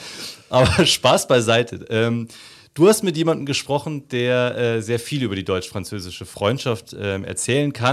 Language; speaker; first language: German; native; German